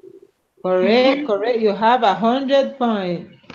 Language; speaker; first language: English; non-native, learner; Spanish